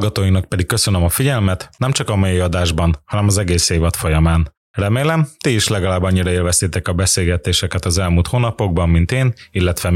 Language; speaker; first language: Hungarian; native; Hungarian